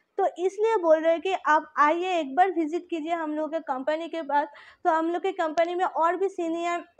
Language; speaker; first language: Hindi; non-native, local second language; Bangla